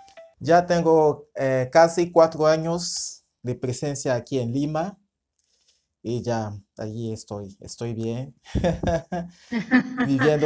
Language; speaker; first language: Spanish; non-native, fluent; French